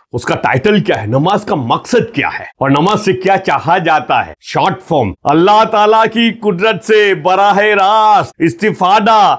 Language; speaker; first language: Hindi; non-native, local second language; Gujarati